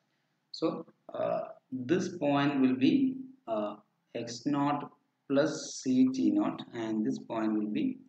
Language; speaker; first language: English; non-native, local second language; Malayalam